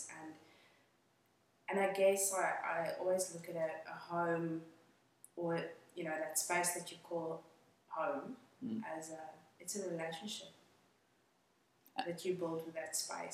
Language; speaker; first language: English; non-native, local second language; Afrikaans